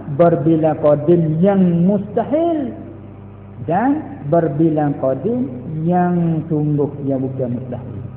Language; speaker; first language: Malay; native; Malay